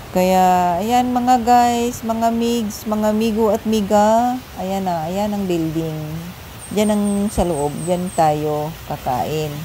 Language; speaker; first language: Filipino; non-native, local second language; Cebuano